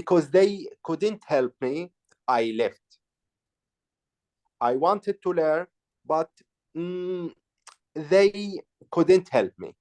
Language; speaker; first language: English; non-native, learner; Arabic